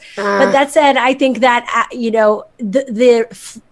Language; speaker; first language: English; native; English